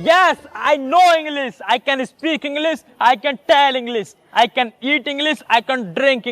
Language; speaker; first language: English; non-native, learner; Hindi